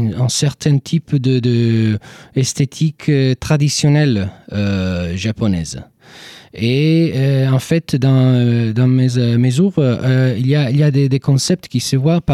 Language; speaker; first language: French; non-native, fluent; Italian